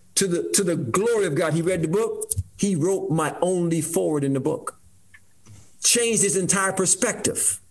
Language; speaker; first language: English; native; English